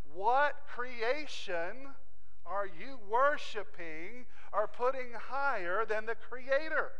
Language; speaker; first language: English; native; English